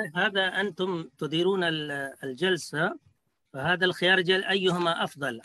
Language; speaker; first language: Arabic; non-native, fluent; Urdu